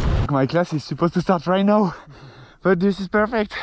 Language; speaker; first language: English; non-native, fluent; French